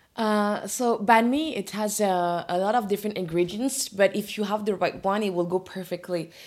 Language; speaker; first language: English; non-native, fluent; French